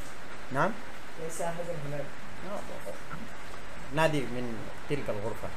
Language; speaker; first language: Arabic; non-native, fluent; Bangla